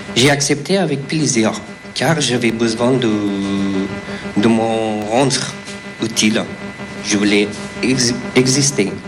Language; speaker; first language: French; non-native, fluent; Persian